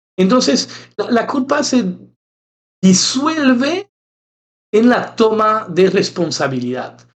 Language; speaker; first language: Spanish; non-native, fluent; French